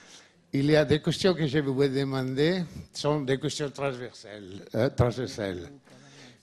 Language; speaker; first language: French; non-native, learner; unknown